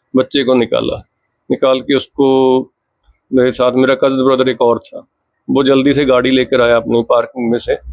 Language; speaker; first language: Hindi; native; Hindi